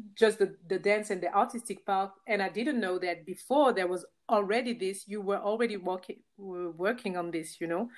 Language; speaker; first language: English; non-native, fluent; French